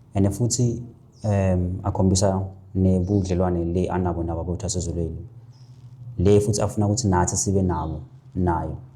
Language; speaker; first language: Zulu; non-native, local second language; Swati